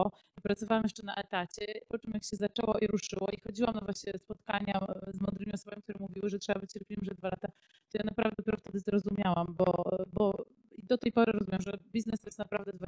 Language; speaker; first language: Polish; native; Polish